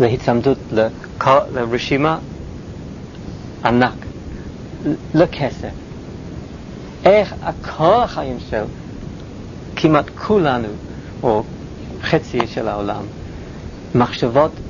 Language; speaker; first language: Hebrew; non-native, fluent; English